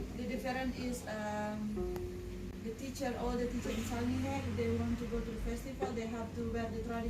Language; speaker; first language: English; non-native, learner; Indonesian